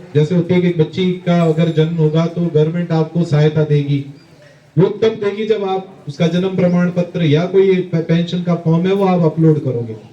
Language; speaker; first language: Hindi; native; Hindi